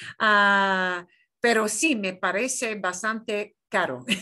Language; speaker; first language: Spanish; non-native, fluent; English